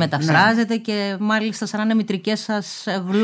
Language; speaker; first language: Greek; native; Greek